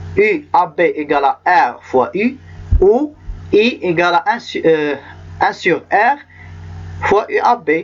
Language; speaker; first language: French; non-native, local second language; Arabic